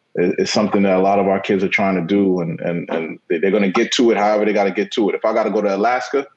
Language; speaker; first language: English; native; English